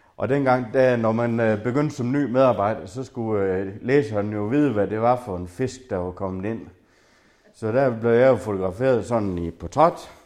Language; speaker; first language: Danish; native; Danish